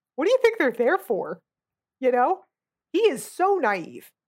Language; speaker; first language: English; native; English